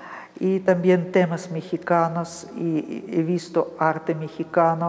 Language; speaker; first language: Spanish; non-native, fluent; Russian